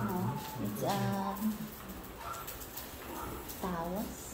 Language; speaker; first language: English; non-native, local second language; Filipino